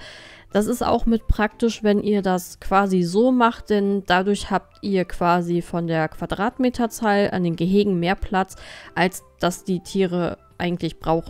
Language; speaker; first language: German; native; German